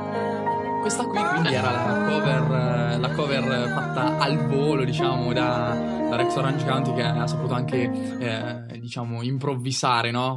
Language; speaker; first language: Italian; native; Italian